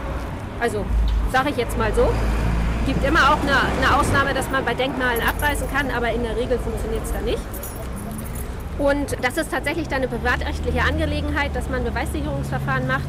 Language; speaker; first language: German; native; German